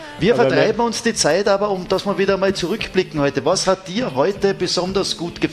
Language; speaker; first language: German; native; German